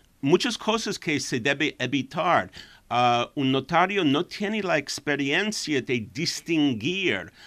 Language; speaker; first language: Spanish; non-native, fluent; English